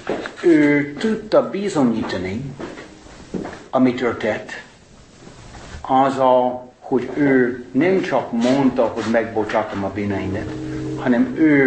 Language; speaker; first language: Hungarian; non-native, fluent; English